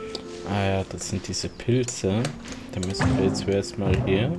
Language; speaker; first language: German; non-native, local second language; Luxembourgish